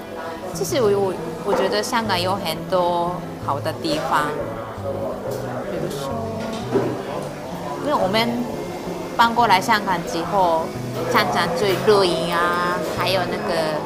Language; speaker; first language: Chinese; non-native, learner; Japanese